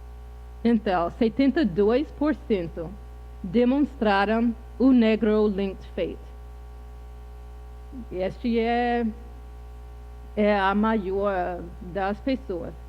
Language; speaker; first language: Portuguese; non-native, fluent; English